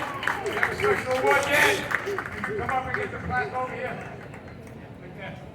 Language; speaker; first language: English; native; English